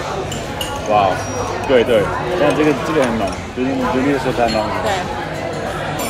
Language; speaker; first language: Chinese; non-native, fluent; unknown